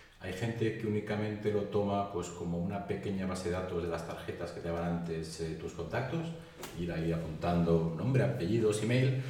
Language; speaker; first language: Spanish; native; Spanish